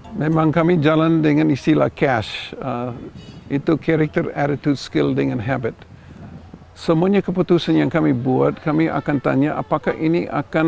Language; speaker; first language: Indonesian; non-native, fluent; English